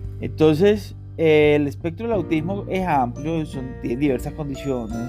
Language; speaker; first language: Spanish; native; Spanish